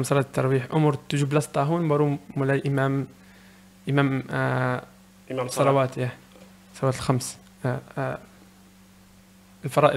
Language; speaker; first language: Indonesian; non-native, learner; Arabic